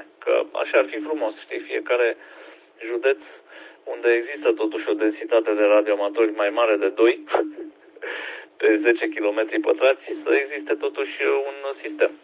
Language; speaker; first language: Romanian; native; Romanian